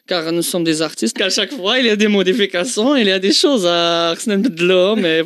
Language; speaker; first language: French; non-native, local second language; Arabic